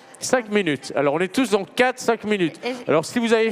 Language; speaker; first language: French; native; French